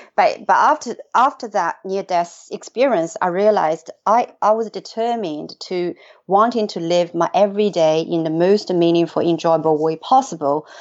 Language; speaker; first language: English; non-native, fluent; Chinese